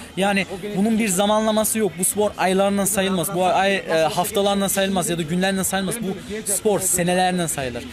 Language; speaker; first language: Turkish; early bilingual, heritage; Turkish